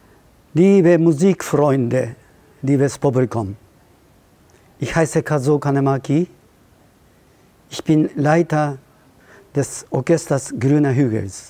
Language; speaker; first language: German; non-native, fluent; Japanese